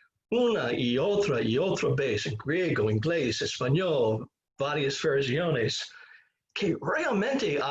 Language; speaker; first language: Spanish; non-native, fluent; English